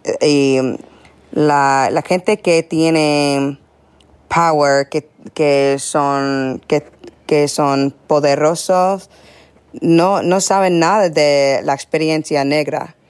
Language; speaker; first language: Spanish; non-native, learner; English